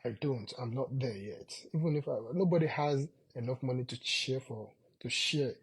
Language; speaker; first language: English; non-native, local second language; Yoruba